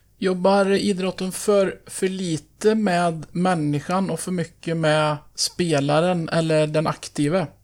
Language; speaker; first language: Swedish; native; Swedish